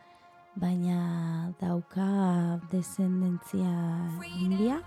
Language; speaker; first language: Basque; non-native, learner; Spanish